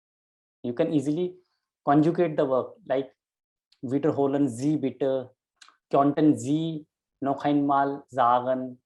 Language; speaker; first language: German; non-native, local second language; Hindi